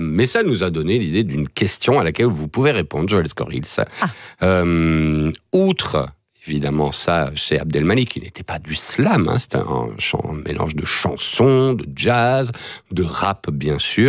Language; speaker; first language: French; native; French